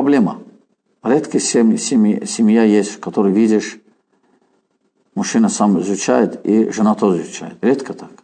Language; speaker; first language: Russian; non-native, fluent; Azerbaijani